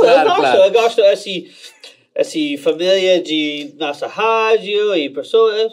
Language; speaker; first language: Portuguese; non-native, learner; English